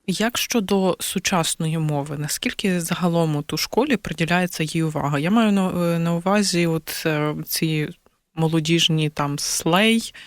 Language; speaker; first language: Ukrainian; native; Ukrainian